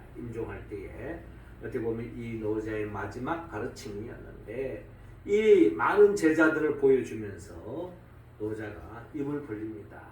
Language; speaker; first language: Korean; native; Korean